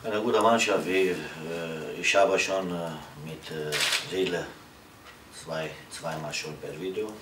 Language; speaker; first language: German; non-native, learner; Romanian